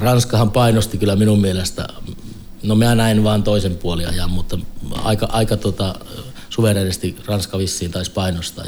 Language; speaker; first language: Finnish; native; Finnish